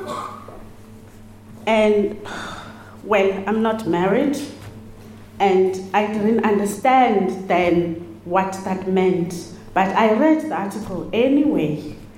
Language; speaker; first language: English; non-native, local second language; Xhosa